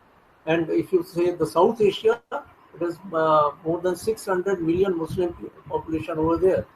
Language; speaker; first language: English; non-native, local second language; Hindi